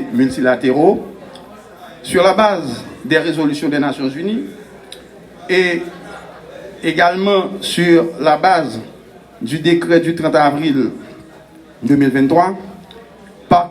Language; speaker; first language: French; non-native, local second language; Haitian Creole